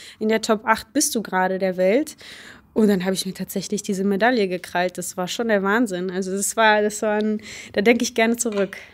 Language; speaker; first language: German; early bilingual, other home language; Polish